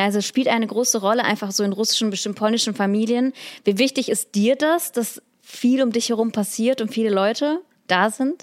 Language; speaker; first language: German; early bilingual, other home language; Russian